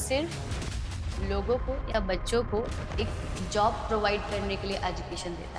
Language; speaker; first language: Hindi; native; Hindi